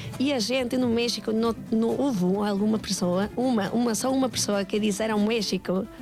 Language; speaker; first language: Portuguese; non-native, fluent; Spanish